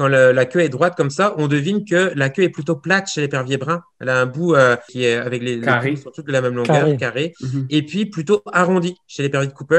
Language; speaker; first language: French; native; French